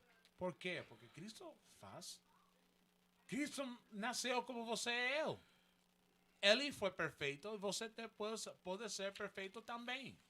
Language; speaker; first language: Portuguese; non-native, learner; Spanish